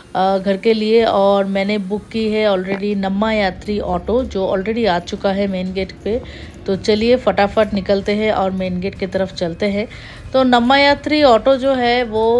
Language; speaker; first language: Hindi; non-native, local second language; Bangla